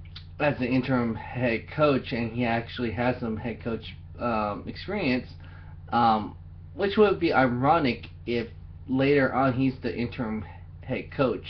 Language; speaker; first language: English; native; English